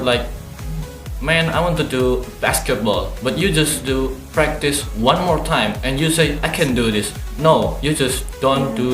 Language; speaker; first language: English; non-native, learner; Indonesian